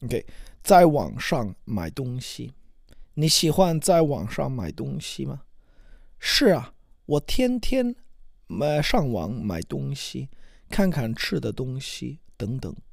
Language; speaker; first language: Chinese; non-native, learner; English